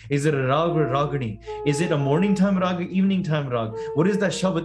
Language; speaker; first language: English; early bilingual, other home language; Punjabi